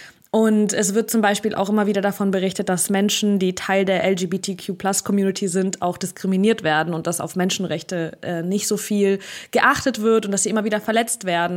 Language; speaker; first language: German; early bilingual, other home language; Russian